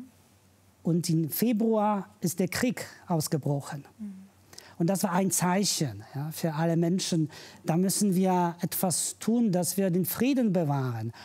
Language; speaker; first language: German; non-native, fluent; Polish